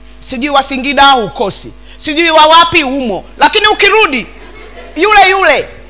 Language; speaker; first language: Swahili; native; Swahili